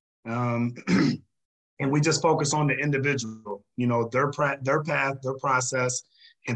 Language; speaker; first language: English; native; English